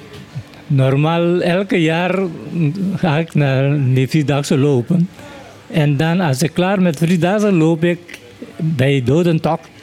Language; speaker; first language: Dutch; non-native, learner; Papiamento